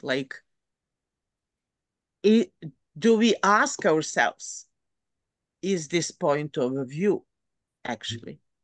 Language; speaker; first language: English; non-native, fluent; Serbian